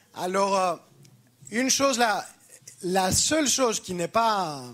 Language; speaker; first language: French; non-native, fluent; Greek